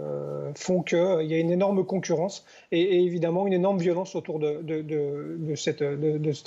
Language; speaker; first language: French; native; French